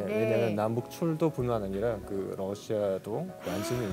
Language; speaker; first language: Korean; non-native, fluent; Russian